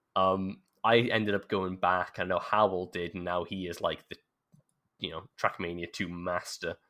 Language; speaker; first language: English; native; English